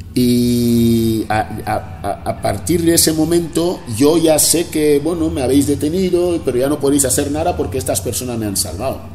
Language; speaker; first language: Spanish; non-native, local second language; Fang